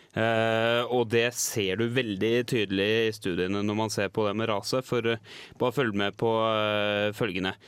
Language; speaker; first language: Norwegian; native; Norwegian